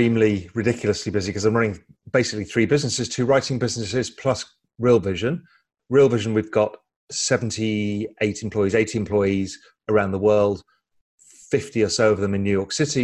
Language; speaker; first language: English; native; English